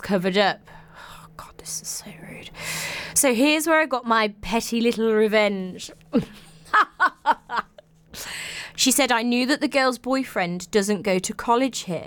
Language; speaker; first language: English; native; English